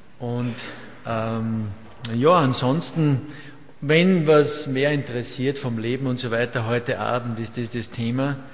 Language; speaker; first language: German; native; German